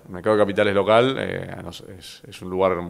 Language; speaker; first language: Spanish; native; Spanish